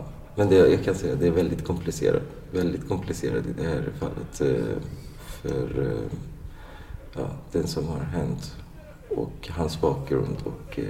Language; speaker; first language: Swedish; non-native, fluent; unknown